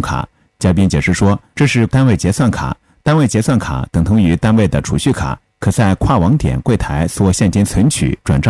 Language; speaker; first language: Chinese; native; Chinese